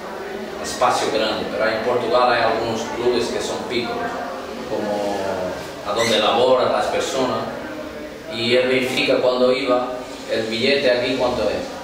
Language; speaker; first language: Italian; non-native, learner; Portuguese